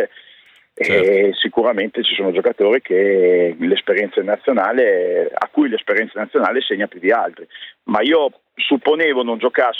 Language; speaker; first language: Italian; native; Italian